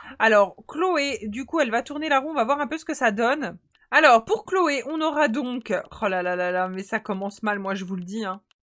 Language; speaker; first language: French; native; French